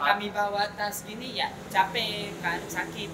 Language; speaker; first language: Indonesian; non-native, fluent; Spanish